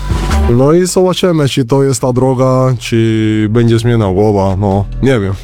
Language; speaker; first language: Polish; non-native, learner; Spanish